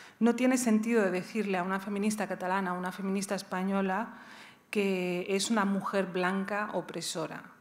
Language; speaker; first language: Spanish; early bilingual, other home language; Riffian